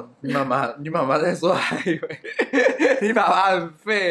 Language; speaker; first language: Chinese; native; Chinese